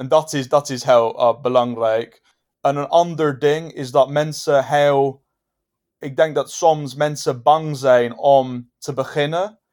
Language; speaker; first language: Dutch; non-native, fluent; English